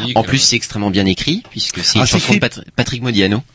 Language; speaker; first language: French; native; French